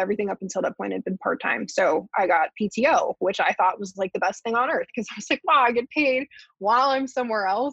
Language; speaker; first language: English; native; English